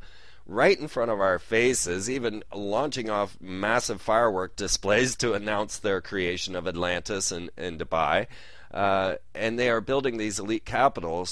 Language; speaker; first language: English; native; English